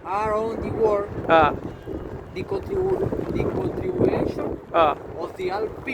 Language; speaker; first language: English; non-native, learner; Spanish